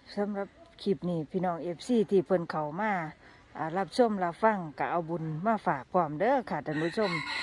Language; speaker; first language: Thai; native; Thai